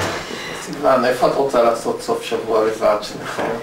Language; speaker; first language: Hebrew; native; Hebrew